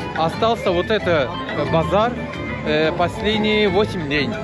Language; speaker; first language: Russian; non-native, learner; Turkish